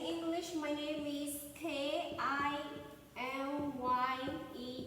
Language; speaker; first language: English; non-native, fluent; Khmer